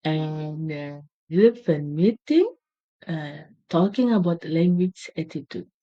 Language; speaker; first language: English; non-native, learner; Indonesian